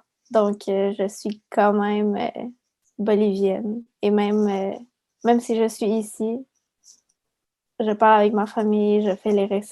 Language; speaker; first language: French; early bilingual, other home language; Spanish